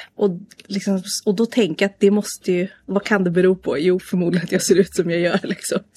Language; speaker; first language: Swedish; native; Swedish